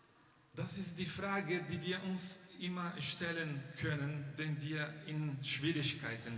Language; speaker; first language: German; non-native, fluent; Portuguese